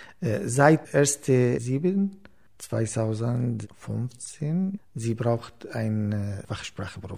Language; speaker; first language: German; non-native, learner; Arabic